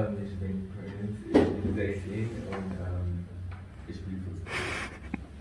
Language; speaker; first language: German; non-native, learner; Hausa